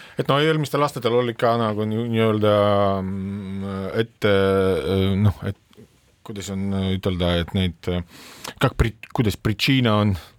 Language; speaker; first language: Estonian; non-native, local second language; Russian